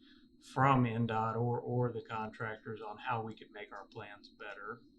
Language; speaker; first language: English; native; English